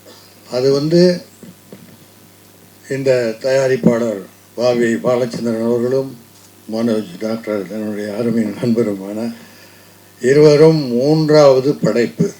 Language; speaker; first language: Tamil; native; Tamil